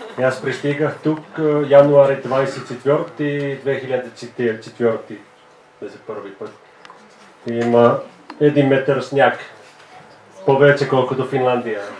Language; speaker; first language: Bulgarian; non-native, fluent; Finnish